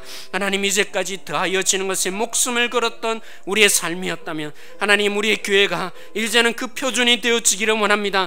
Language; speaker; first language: Korean; native; Korean